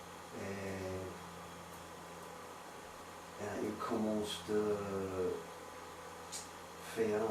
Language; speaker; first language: French; non-native, learner; English